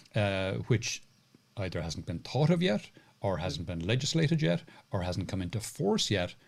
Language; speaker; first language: English; native; English